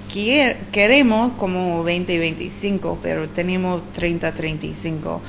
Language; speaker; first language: Spanish; non-native, learner; English